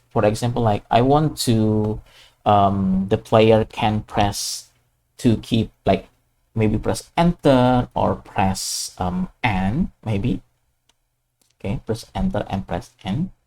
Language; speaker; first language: English; non-native, fluent; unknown